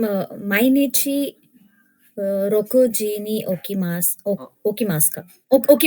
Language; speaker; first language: Japanese; non-native, learner; Kannada